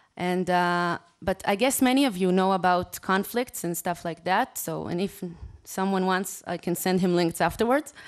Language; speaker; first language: English; non-native, fluent; Hebrew